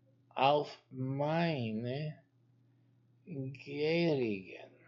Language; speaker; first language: German; non-native, learner; English